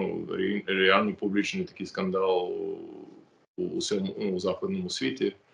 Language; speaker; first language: Ukrainian; non-native, fluent; English